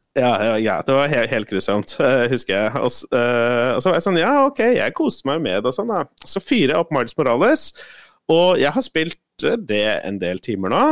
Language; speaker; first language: Norwegian; non-native, fluent; Spanish